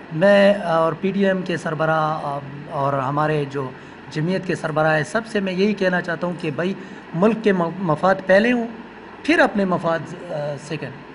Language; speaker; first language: Urdu; non-native, local second language; Pashto